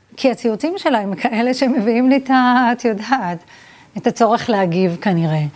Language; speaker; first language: Hebrew; early bilingual, other home language; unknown